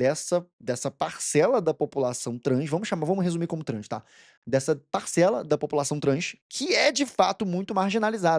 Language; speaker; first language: Portuguese; native; Portuguese